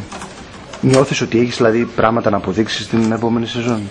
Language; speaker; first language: Greek; native; Greek